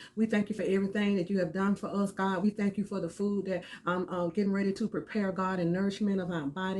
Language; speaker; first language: English; native; English